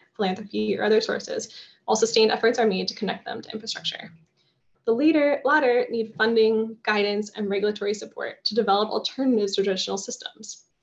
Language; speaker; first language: English; native; English